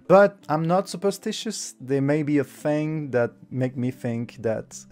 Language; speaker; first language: English; non-native, fluent; French